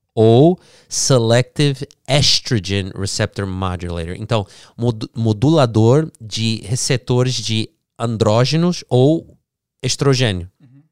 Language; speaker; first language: Portuguese; early bilingual, heritage; English